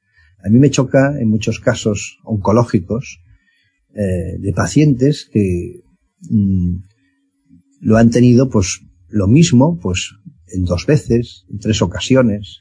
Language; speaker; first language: Spanish; native; Spanish